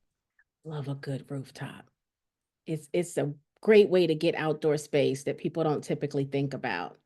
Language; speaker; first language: English; native; English